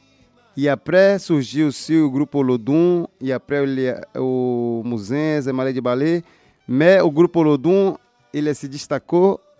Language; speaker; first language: French; non-native, learner; Portuguese